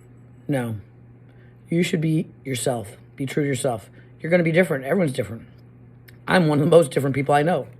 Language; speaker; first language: English; native; English